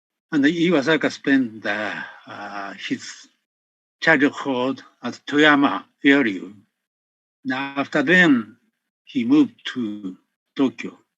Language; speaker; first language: English; non-native, fluent; Japanese